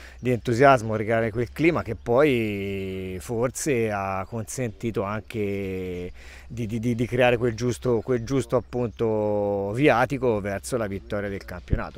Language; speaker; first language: Italian; native; Italian